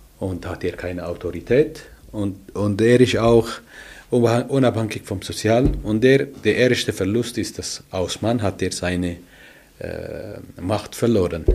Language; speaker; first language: German; non-native, learner; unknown